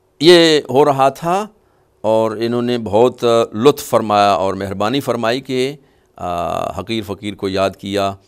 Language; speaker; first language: Urdu; non-native, local second language; Punjabi